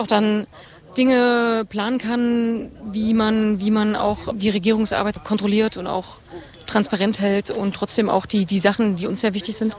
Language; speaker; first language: German; native; German